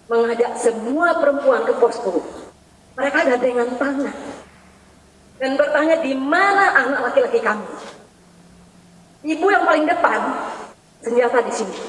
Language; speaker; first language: Indonesian; native; Indonesian